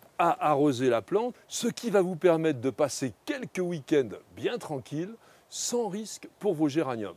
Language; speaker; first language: French; native; French